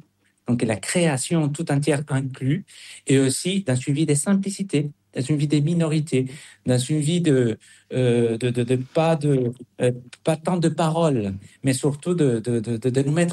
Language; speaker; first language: French; non-native, fluent; Spanish